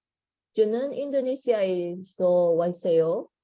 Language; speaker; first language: Korean; non-native, learner; Indonesian